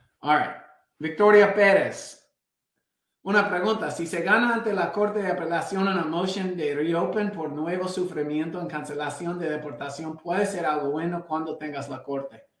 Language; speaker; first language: Spanish; non-native, fluent; English